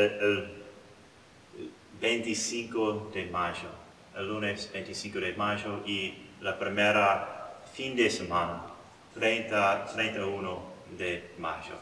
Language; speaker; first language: Spanish; non-native, learner; English